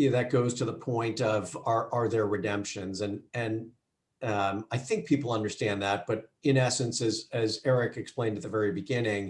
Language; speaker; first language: English; native; English